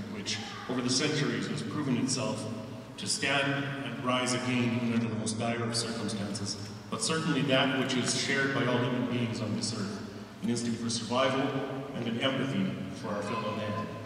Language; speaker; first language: English; early bilingual, other home language; Ukrainian